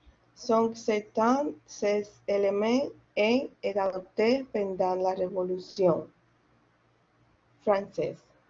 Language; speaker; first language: French; non-native, learner; Spanish